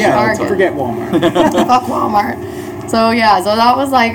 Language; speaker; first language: English; native; English